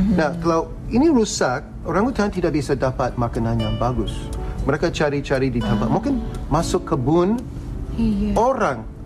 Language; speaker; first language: Indonesian; non-native, fluent; English